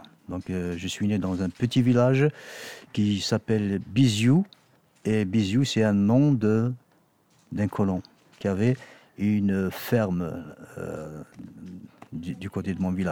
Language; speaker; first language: French; non-native, local second language; Kabyle